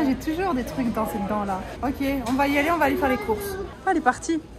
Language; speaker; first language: French; native; French